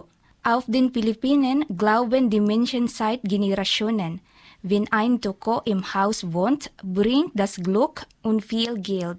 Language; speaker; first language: German; non-native, learner; Filipino